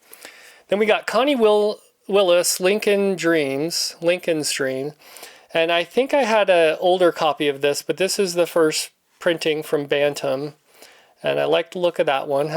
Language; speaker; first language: English; native; English